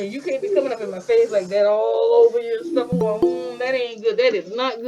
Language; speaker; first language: English; native; English